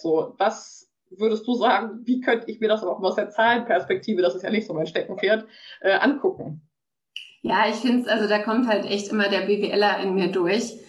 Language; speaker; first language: German; native; German